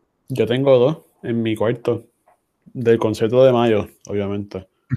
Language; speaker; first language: Spanish; early bilingual, heritage; Spanish